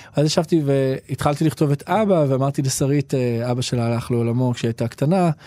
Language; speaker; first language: Hebrew; native; Hebrew